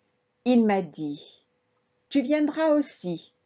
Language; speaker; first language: French; non-native, fluent; Spanish